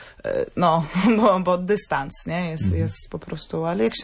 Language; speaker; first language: Polish; non-native, fluent; Norwegian